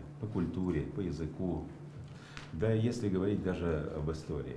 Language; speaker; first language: Russian; native; Russian